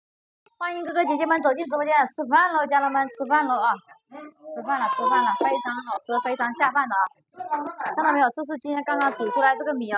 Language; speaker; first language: Chinese; native; Chinese